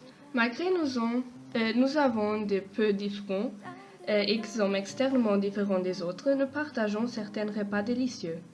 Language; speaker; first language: French; non-native, learner; German